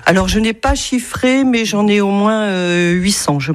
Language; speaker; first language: French; native; French